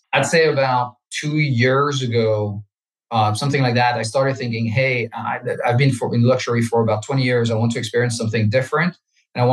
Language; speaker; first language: English; non-native, fluent; French